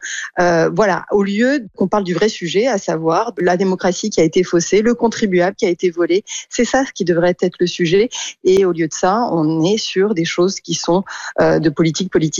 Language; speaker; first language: French; native; French